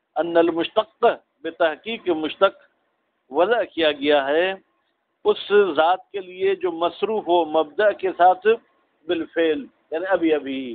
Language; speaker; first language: Urdu; non-native, local second language; Sindhi